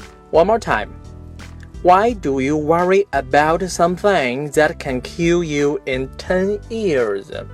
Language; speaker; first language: English; non-native, fluent; Chinese